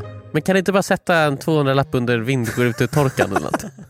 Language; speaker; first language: Swedish; native; Swedish